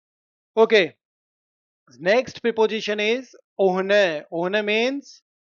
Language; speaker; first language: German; non-native, fluent; Hindi